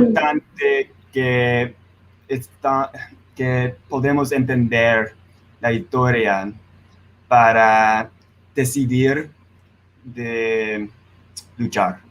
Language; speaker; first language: Spanish; non-native, learner; English